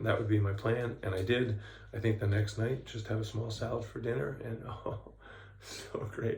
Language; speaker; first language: English; native; English